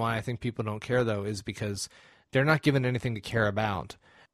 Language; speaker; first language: English; native; English